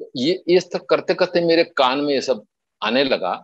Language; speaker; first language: Hindi; native; Hindi